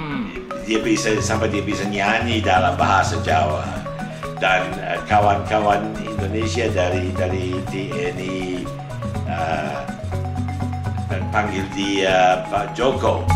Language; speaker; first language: Indonesian; non-native, fluent; English